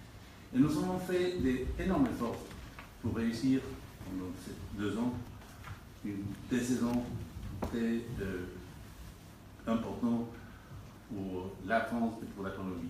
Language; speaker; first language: French; non-native, fluent; Spanish